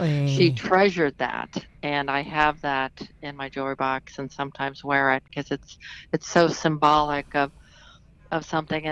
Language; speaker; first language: English; native; English